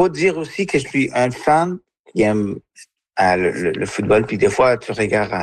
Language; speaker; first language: French; non-native, fluent; Spanish